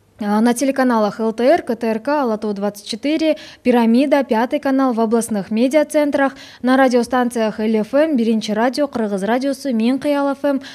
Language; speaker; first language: Russian; non-native, local second language; Kyrgyz